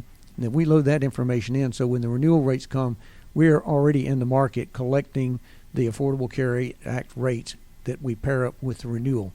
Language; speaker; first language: English; native; English